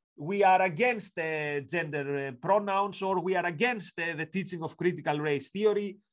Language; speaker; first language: English; non-native, fluent; Greek